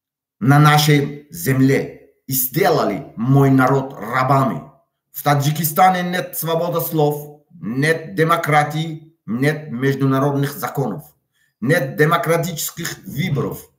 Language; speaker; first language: Russian; non-native, local second language; Tajik